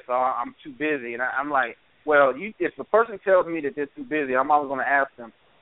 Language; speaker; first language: English; native; English